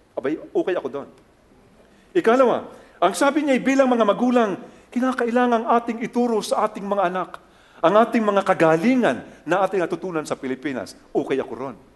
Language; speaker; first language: Filipino; native; Filipino